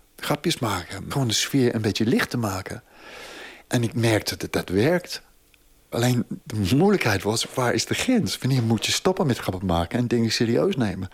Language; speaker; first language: Dutch; non-native, fluent; English